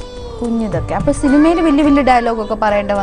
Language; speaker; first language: Malayalam; native; Malayalam